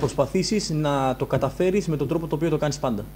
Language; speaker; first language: Greek; native; Greek